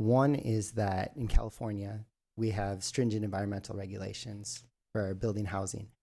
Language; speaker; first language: English; native; English